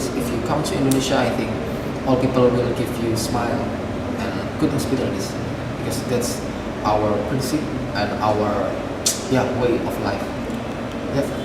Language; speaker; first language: English; non-native, fluent; Indonesian